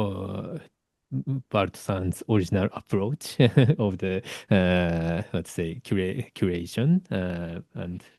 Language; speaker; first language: English; non-native, learner; Japanese